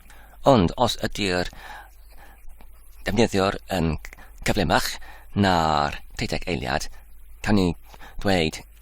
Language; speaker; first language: Welsh; non-native, learner; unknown